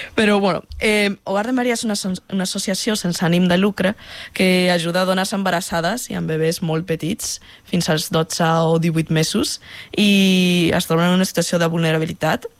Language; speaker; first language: Catalan; non-native, fluent; Spanish